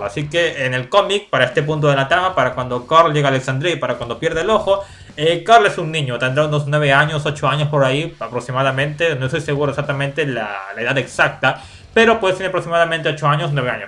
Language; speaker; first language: Spanish; native; Spanish